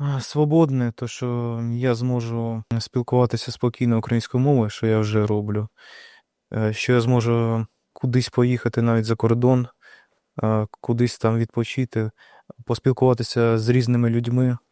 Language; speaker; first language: Ukrainian; non-native, local second language; Russian